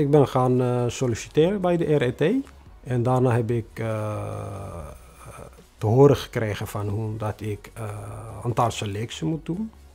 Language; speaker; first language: Dutch; non-native, fluent; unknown